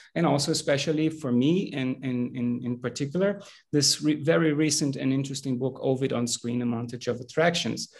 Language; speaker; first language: English; non-native, fluent; Portuguese